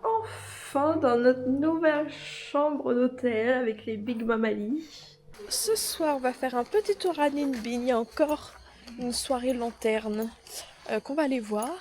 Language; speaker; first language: French; native; French